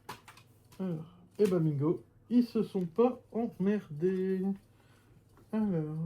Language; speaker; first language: French; native; French